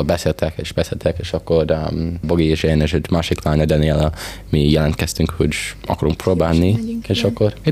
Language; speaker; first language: Hungarian; early bilingual, heritage; English